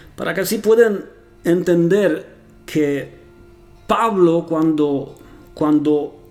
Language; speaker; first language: Spanish; non-native, fluent; Romanian